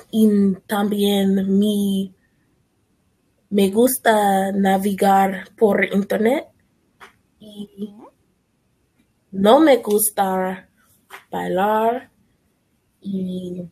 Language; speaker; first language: Spanish; non-native, learner; English